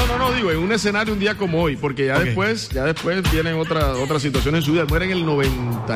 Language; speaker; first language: Spanish; native; Spanish